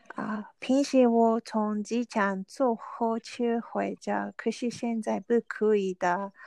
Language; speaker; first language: Chinese; non-native, learner; Vietnamese